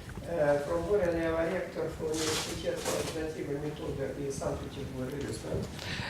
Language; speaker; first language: Swedish; non-native, fluent; Russian